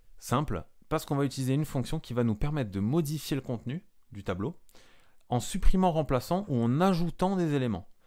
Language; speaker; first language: French; native; French